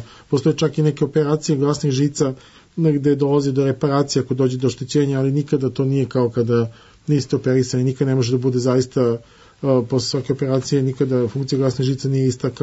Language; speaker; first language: Serbian; native; Serbian